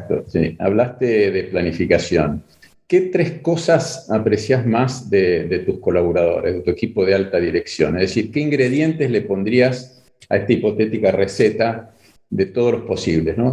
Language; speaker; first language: Spanish; native; Spanish